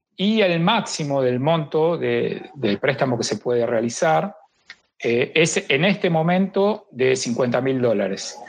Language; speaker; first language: Spanish; native; Spanish